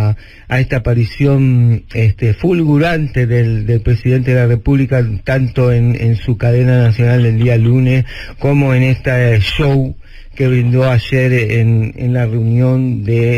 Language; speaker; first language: Spanish; native; Spanish